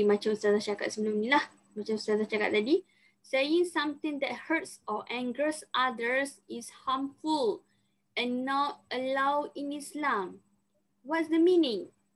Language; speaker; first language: English; non-native, local second language; Malay